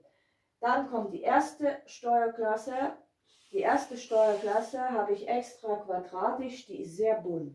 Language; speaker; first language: German; non-native, fluent; Hungarian